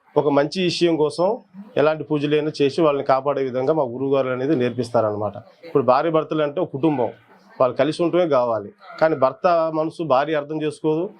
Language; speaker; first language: Telugu; non-native, local second language; Koya